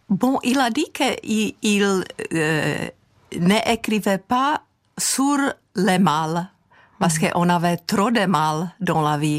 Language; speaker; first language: French; non-native, fluent; Czech